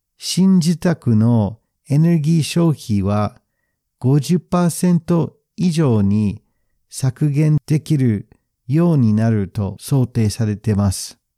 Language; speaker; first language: Japanese; non-native, fluent; English